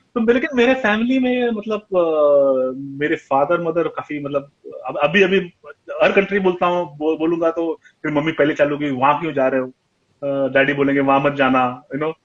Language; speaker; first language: Hindi; non-native, local second language; Tamil